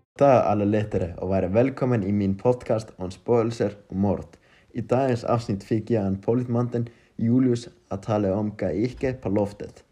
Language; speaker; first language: Danish; non-native, learner; Icelandic